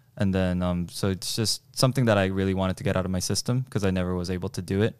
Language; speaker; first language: English; early bilingual, other home language; Korean